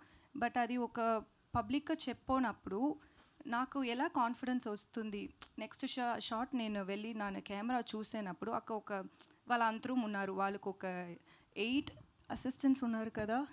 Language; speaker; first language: Telugu; non-native, learner; Tamil